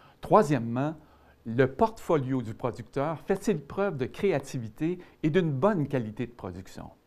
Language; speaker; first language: French; native; French